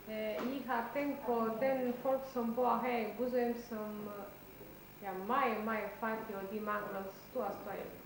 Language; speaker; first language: Danish; non-native, learner; Romanian